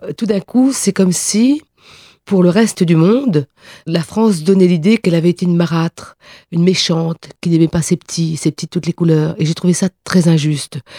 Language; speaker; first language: French; non-native, local second language; Réunion Creole French